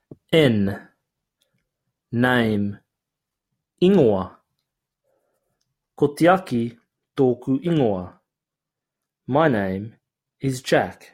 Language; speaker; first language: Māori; non-native, fluent; English